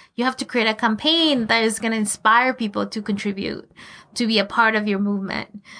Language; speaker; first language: English; non-native, fluent; Spanish